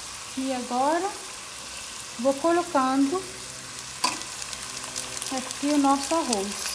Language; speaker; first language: Portuguese; non-native, fluent; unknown